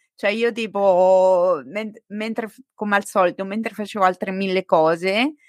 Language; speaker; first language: Italian; native; Italian